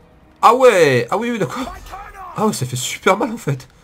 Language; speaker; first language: French; native; French